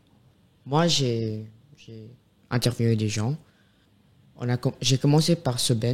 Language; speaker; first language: French; non-native, fluent; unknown